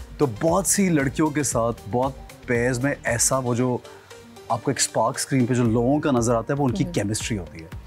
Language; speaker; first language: Urdu; native; Urdu